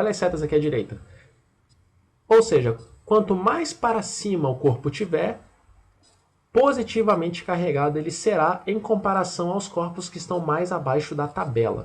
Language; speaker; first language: Portuguese; native; Portuguese